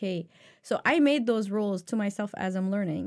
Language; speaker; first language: English; non-native, fluent; Arabic